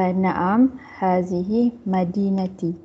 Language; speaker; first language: Arabic; non-native, learner; Malay